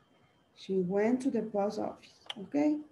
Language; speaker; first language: English; non-native, learner; Spanish